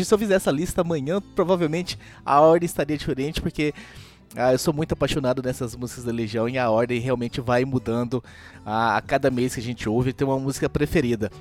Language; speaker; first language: Portuguese; native; Portuguese